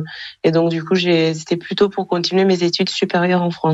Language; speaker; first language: French; non-native, local second language; Kinyarwanda